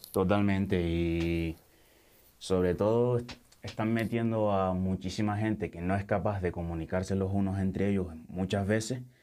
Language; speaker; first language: Spanish; early bilingual, other home language; Wolof